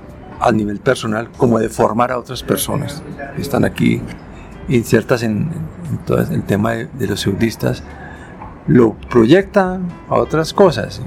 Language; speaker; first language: Spanish; native; Spanish